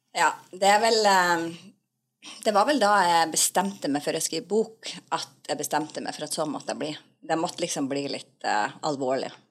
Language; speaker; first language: Norwegian; native; Norwegian